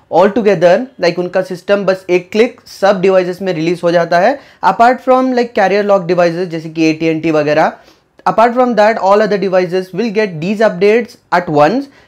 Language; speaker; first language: Hindi; native; Hindi